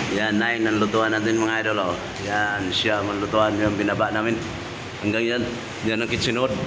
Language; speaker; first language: Filipino; non-native, local second language; Hiligaynon